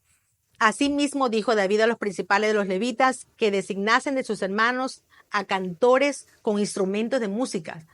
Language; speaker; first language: Spanish; native; Spanish